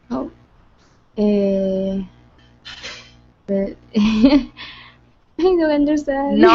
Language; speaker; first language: English; non-native, learner; Spanish